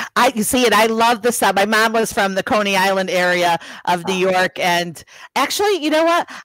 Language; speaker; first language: English; native; English